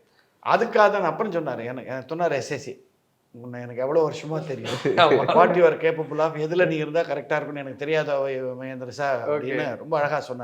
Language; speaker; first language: Tamil; native; Tamil